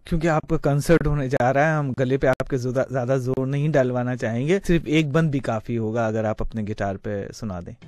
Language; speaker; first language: Urdu; native; Urdu